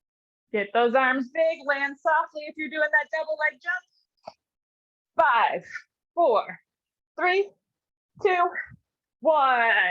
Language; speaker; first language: English; native; English